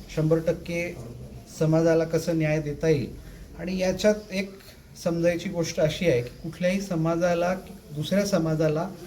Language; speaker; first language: Marathi; non-native, local second language; Lambadi